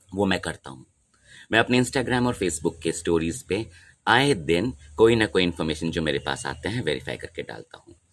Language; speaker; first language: Hindi; non-native, local second language; Odia